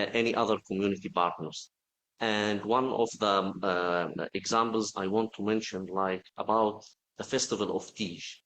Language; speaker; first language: English; non-native, fluent; Arabic